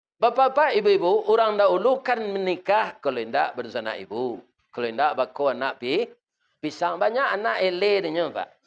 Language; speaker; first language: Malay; non-native, local second language; Minangkabau